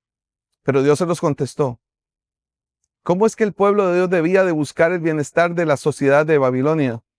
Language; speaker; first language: Spanish; native; Spanish